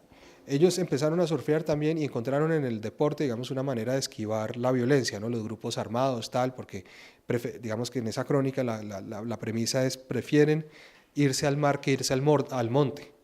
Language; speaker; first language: Spanish; native; Spanish